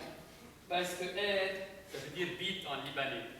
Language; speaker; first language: French; non-native, local second language; Arabic